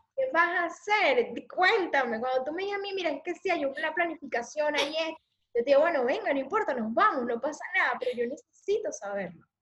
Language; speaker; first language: Spanish; native; Spanish